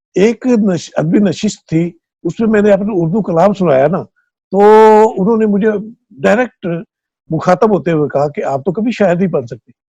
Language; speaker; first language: Urdu; non-native, local second language; Punjabi